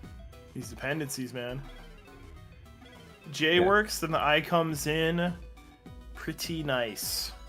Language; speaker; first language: English; native; English